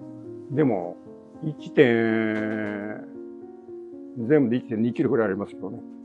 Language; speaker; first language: Japanese; native; Japanese